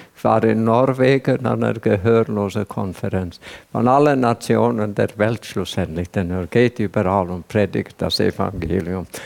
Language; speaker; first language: German; non-native, fluent; Welsh